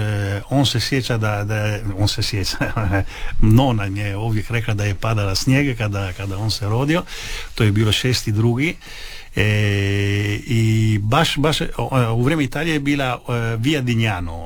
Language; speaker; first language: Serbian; early bilingual, heritage; Italian